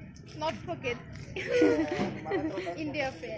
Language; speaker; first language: English; non-native, learner; Thai